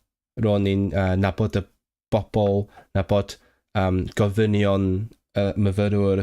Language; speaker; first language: Welsh; non-native, fluent; Cantonese